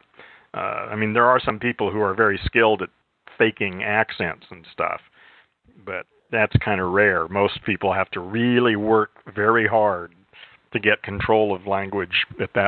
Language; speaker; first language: English; native; English